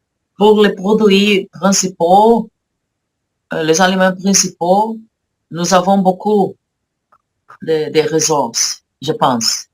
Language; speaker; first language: French; non-native, learner; Portuguese